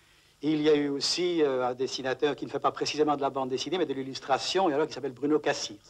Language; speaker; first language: French; native; French